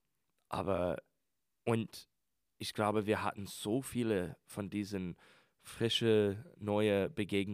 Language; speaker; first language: German; non-native, learner; English